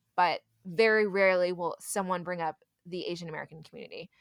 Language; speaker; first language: English; native; English